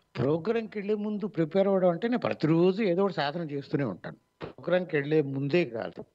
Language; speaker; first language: Telugu; native; Telugu